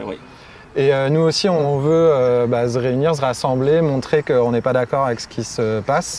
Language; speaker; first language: French; native; French